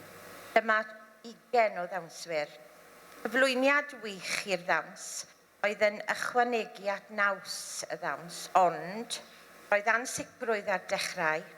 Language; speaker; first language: Welsh; native; Welsh